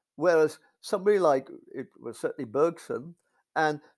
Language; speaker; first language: English; native; English